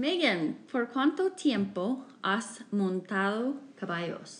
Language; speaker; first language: Spanish; non-native, fluent; English